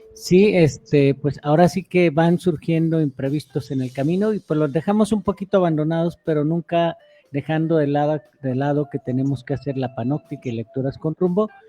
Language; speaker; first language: Spanish; native; Spanish